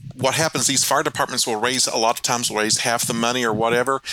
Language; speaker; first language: English; native; English